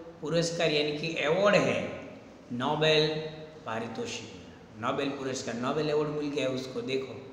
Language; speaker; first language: Hindi; non-native, local second language; Gujarati